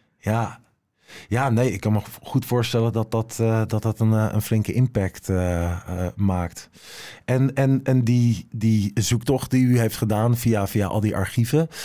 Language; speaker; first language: Dutch; native; Dutch